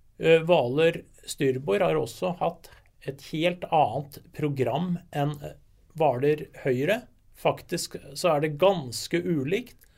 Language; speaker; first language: Norwegian; native; Norwegian